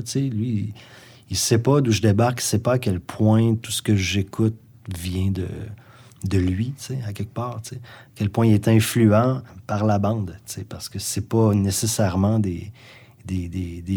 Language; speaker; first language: French; native; French